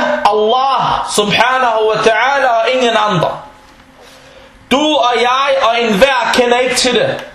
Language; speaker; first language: Danish; non-native, local second language; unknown